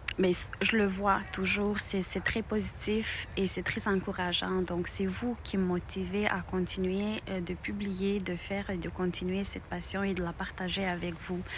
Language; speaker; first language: French; non-native, fluent; Romanian